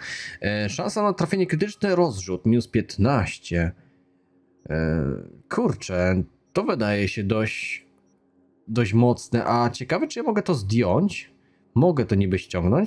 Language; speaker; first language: Polish; native; Polish